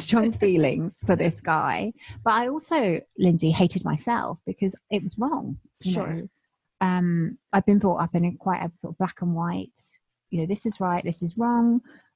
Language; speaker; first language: English; native; English